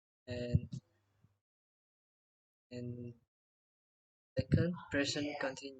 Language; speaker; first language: English; non-native, learner; Indonesian